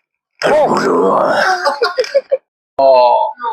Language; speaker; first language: French; native; French